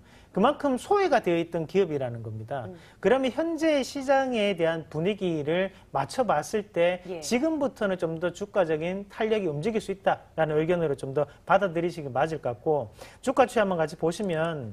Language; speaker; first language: Korean; native; Korean